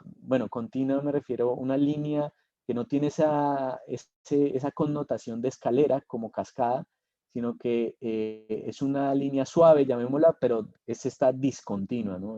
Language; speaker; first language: Spanish; native; Spanish